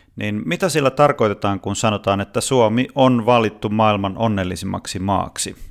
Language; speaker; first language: Finnish; native; Finnish